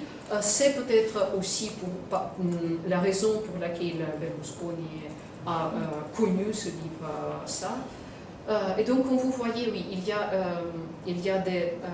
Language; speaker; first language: French; non-native, fluent; Russian